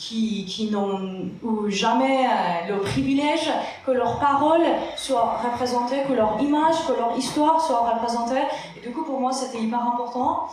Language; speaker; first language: French; non-native, fluent; Persian